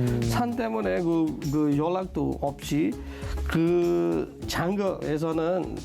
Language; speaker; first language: Korean; non-native, learner; S'gaw Karen